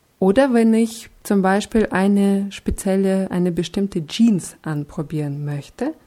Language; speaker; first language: German; non-native, fluent; Russian